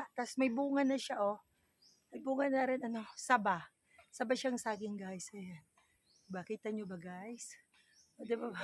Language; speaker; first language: Filipino; non-native, local second language; Bikol